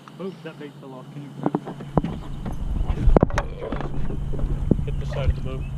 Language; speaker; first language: English; native; English